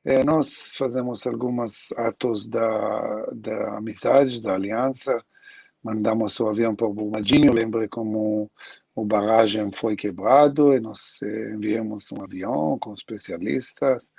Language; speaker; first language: Portuguese; non-native, learner; Hebrew